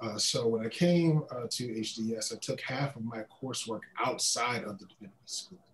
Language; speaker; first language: English; native; English